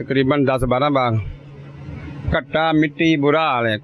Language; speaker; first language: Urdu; non-native, local second language; Punjabi